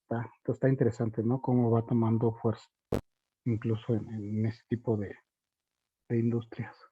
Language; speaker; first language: Spanish; native; Spanish